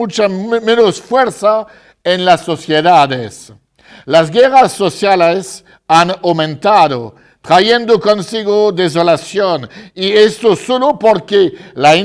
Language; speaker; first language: Spanish; non-native, fluent; French